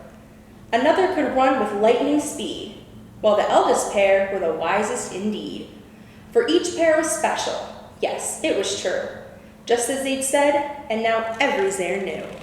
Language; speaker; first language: English; native; English